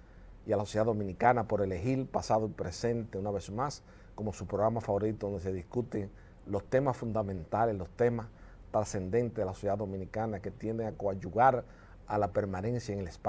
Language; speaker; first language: Spanish; native; Spanish